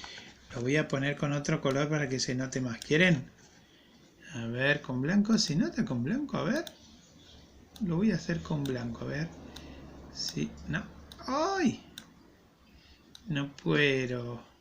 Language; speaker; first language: Spanish; native; Spanish